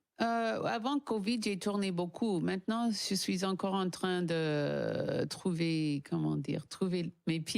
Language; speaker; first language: French; non-native, learner; English